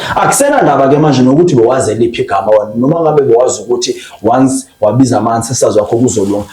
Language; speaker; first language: Zulu; non-native, local second language; Xhosa